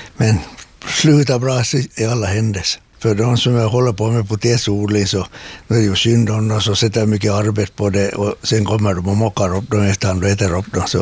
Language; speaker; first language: Swedish; native; Swedish